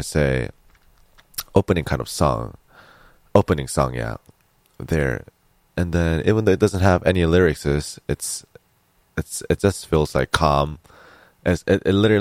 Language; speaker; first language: English; non-native, fluent; Korean